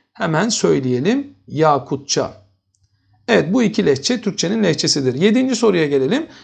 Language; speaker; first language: Turkish; native; Turkish